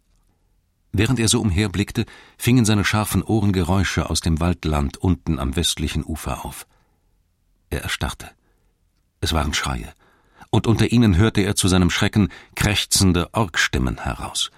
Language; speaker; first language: German; native; German